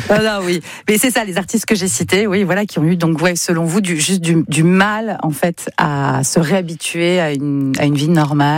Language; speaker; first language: French; native; French